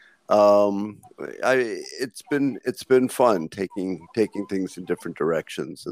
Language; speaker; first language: English; native; English